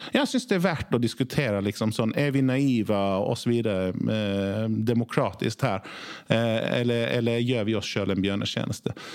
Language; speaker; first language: Norwegian; early bilingual, other home language; Swedish